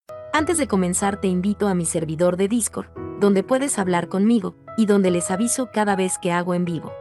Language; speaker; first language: Spanish; native; Spanish